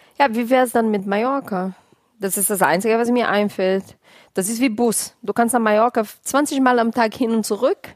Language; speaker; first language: German; non-native, fluent; Portuguese